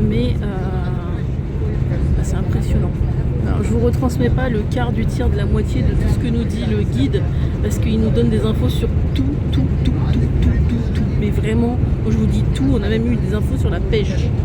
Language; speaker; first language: French; native; French